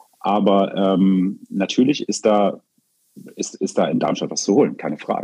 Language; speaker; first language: German; native; German